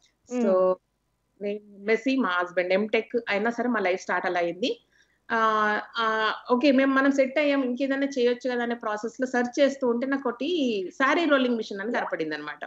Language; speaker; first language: Telugu; native; Telugu